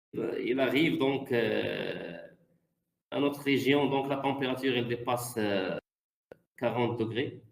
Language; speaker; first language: French; non-native, learner; Arabic